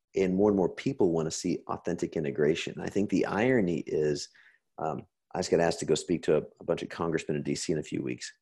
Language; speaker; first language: English; native; English